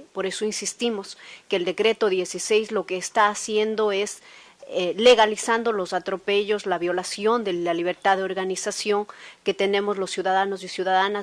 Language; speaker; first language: Spanish; native; Spanish